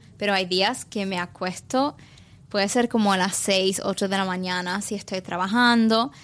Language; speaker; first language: Spanish; early bilingual, heritage; English